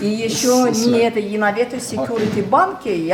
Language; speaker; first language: Russian; non-native, learner; Azerbaijani